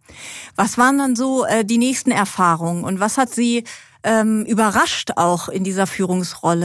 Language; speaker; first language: German; native; German